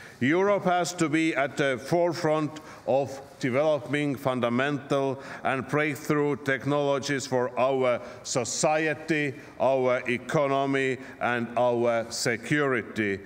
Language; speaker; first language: English; non-native, fluent; Estonian